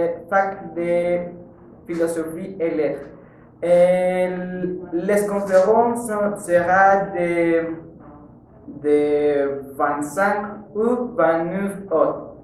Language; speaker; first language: French; non-native, learner; Spanish